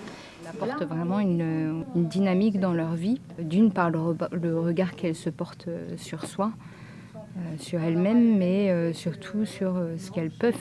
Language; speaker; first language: French; native; French